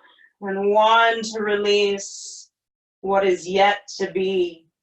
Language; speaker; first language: English; native; English